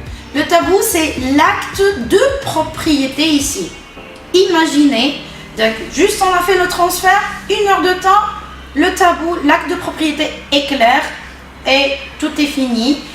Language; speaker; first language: French; non-native, local second language; Arabic